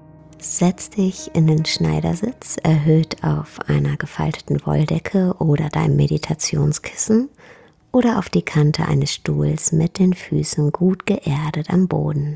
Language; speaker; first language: German; native; German